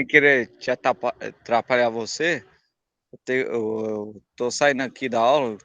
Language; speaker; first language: Portuguese; native; Portuguese